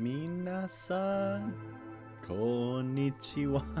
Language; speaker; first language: Japanese; non-native, learner; English